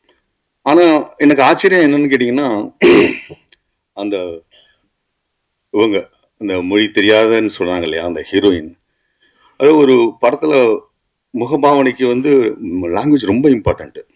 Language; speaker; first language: Tamil; native; Tamil